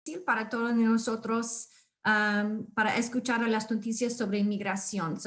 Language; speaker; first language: Spanish; non-native, fluent; English